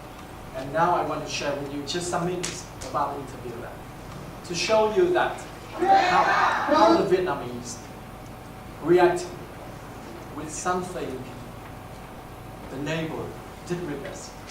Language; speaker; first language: English; non-native, fluent; Vietnamese